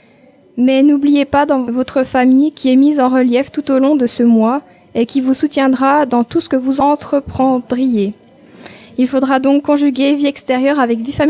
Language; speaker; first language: French; native; French